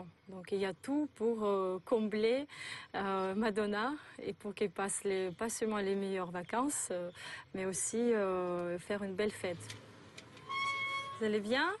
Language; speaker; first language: French; non-native, fluent; Russian